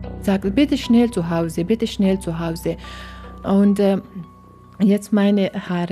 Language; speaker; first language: German; non-native, learner; Persian